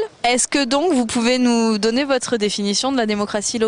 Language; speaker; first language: French; native; French